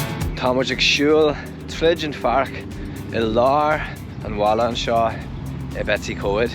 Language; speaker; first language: Irish; non-native, local second language; English